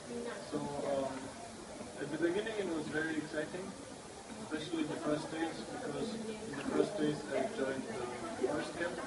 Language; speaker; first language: English; non-native, fluent; German